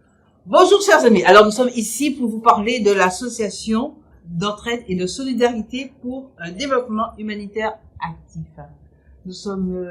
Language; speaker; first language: French; native; French